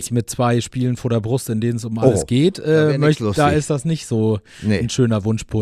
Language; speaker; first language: German; native; German